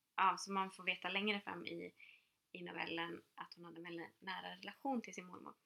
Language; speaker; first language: Swedish; native; Swedish